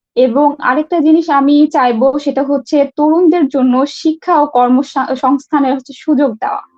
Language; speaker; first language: Bangla; native; Bangla